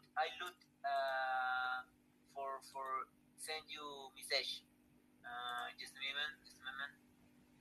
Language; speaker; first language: English; non-native, learner; Spanish